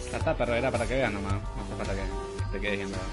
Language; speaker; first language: Spanish; native; Spanish